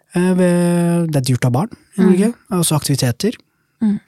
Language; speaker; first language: Norwegian; early bilingual, other home language; Somali